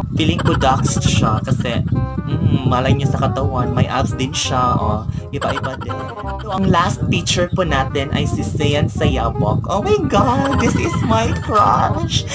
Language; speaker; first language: Filipino; non-native, local second language; Cebuano